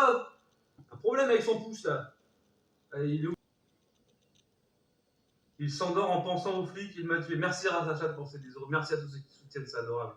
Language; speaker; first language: French; native; French